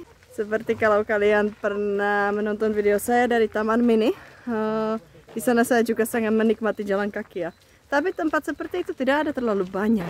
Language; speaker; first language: Indonesian; non-native, fluent; Czech